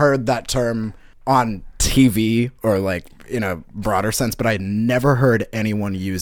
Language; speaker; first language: English; native; English